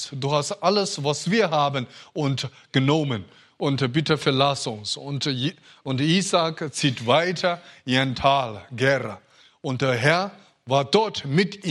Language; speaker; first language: German; non-native, fluent; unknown